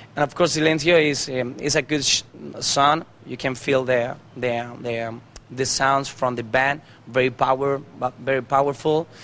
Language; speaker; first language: English; non-native, learner; Spanish